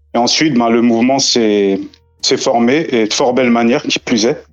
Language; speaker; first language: French; native; French